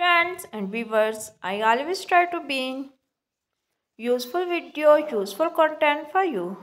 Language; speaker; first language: English; non-native, local second language; Urdu